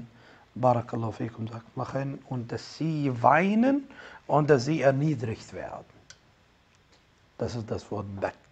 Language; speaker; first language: German; non-native, fluent; Arabic